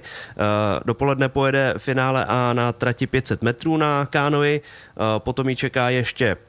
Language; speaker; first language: Czech; native; Czech